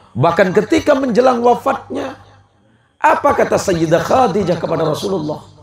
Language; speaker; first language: Indonesian; native; Indonesian